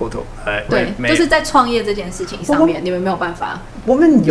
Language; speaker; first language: Chinese; native; Chinese